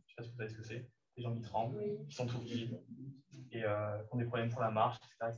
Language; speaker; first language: French; native; French